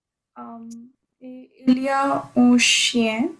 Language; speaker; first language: French; non-native, learner; Hindi